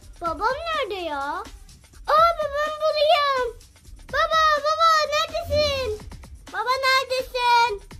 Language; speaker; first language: Turkish; native; Turkish